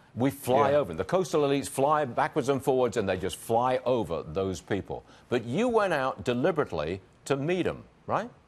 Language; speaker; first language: English; native; English